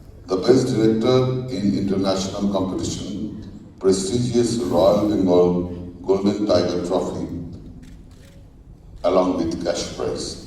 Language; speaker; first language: English; non-native, local second language; Bangla